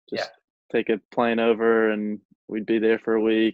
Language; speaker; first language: English; native; English